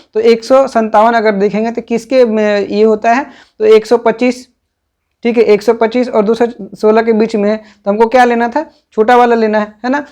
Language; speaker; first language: Hindi; native; Hindi